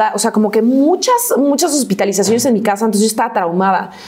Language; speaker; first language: Spanish; native; Spanish